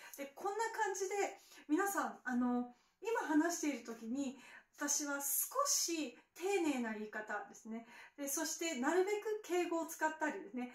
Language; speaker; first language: Japanese; native; Japanese